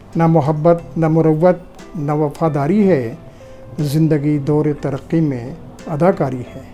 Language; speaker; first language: Urdu; native; Urdu